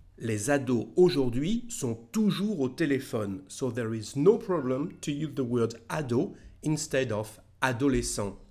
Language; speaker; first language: French; native; French